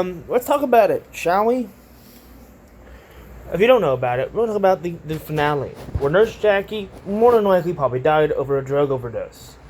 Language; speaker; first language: English; native; English